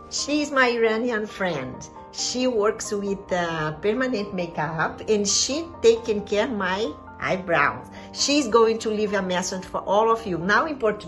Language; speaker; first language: English; non-native, learner; Portuguese